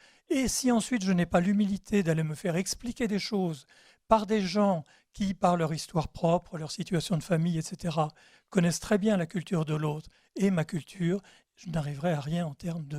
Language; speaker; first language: French; native; French